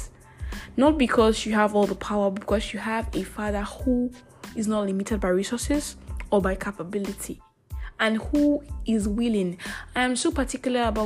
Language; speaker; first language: English; non-native, local second language; Igbo